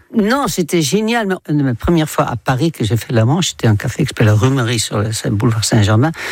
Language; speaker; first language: French; non-native, fluent; Dutch